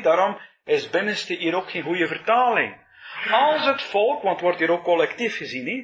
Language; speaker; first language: Dutch; native; Dutch